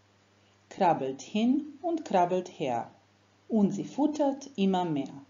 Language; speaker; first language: German; non-native, fluent; Croatian